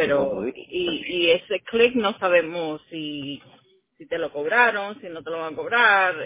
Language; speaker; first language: Spanish; native; Spanish